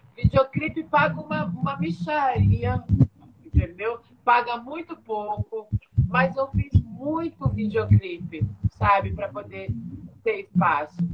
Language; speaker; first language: Portuguese; native; Portuguese